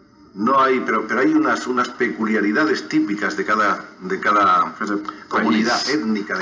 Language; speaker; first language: Spanish; native; Spanish